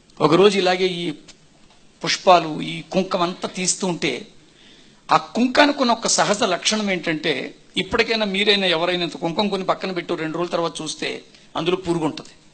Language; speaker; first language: Telugu; non-native, fluent; Tamil